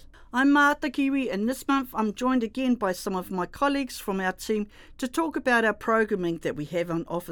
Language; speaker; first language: English; native; English